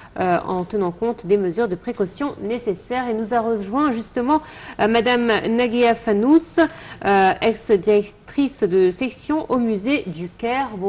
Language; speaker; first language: French; non-native, fluent; Arabic